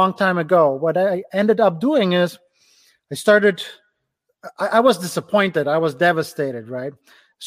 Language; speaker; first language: English; non-native, fluent; Ukrainian